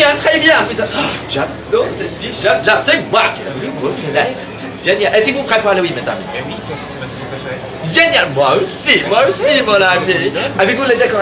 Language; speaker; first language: French; non-native, learner; English